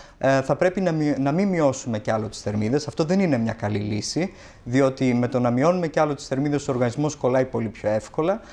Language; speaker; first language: Greek; native; Greek